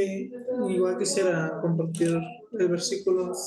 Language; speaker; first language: Spanish; non-native, local second language; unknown